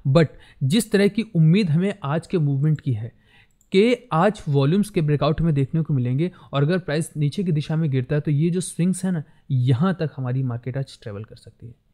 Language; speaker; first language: Hindi; native; Hindi